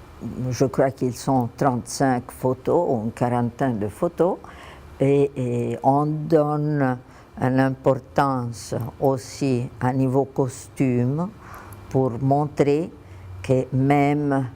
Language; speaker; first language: French; non-native, fluent; Italian